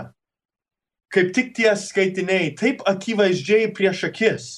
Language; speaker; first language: Lithuanian; early bilingual, heritage; Lithuanian